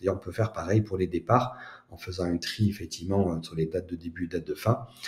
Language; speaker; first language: French; native; French